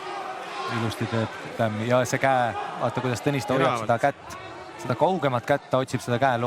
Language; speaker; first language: Estonian; native; Estonian